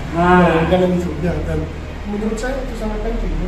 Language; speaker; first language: Indonesian; non-native, fluent; Dutch